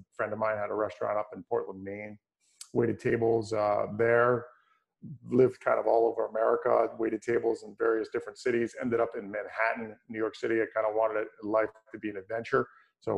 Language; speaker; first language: English; native; English